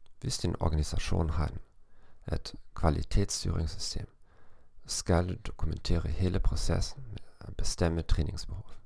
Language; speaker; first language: Danish; non-native, fluent; German